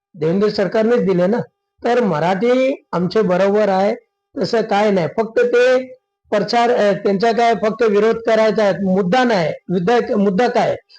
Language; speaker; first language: Marathi; non-native, local second language; Urdu